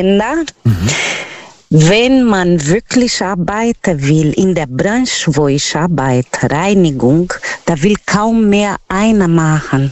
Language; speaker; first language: German; non-native, learner; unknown